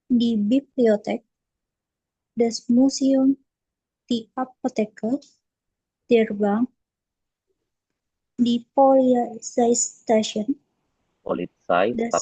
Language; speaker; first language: German; non-native, learner; Indonesian